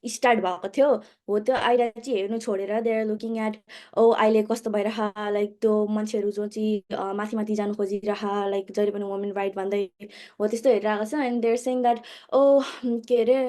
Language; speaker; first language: Nepali; early bilingual, other home language; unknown